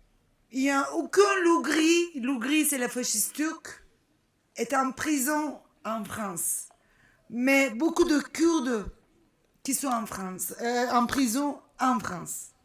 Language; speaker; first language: French; non-native, fluent; Turkish